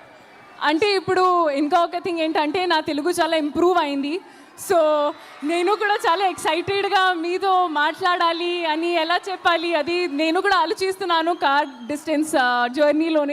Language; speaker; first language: Telugu; non-native, learner; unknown